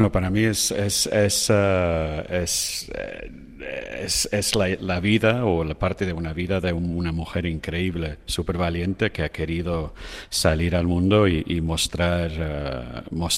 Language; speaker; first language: Spanish; non-native, fluent; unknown